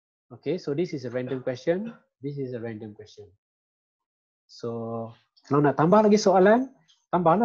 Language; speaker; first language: English; non-native, local second language; Malay